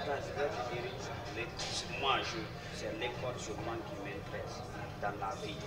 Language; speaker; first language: French; non-native, learner; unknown